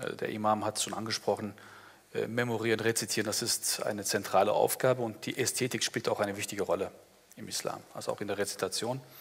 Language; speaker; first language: German; early bilingual, other home language; Turkish